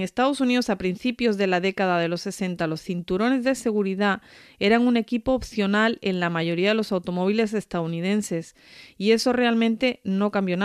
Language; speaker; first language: Spanish; native; Spanish